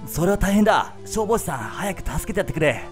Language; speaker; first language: Japanese; native; Japanese